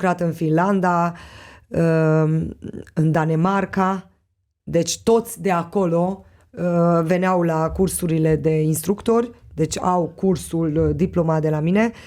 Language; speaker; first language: Romanian; non-native, local second language; Hungarian